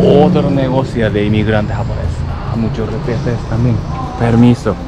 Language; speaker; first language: Spanish; non-native, learner; Japanese